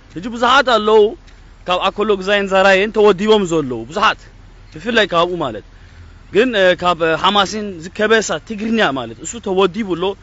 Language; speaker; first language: Tigrinya; early bilingual, heritage; Tigrinya